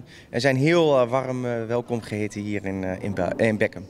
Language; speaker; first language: Dutch; native; Dutch